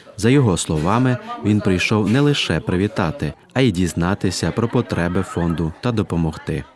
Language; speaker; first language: Ukrainian; native; Ukrainian